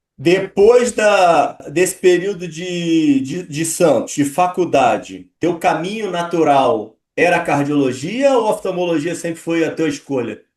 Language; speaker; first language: Portuguese; native; Portuguese